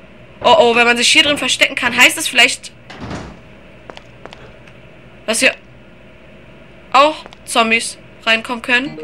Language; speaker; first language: German; native; German